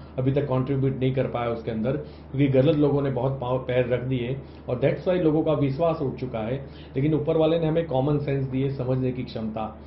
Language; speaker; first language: Hindi; non-native, local second language; Gujarati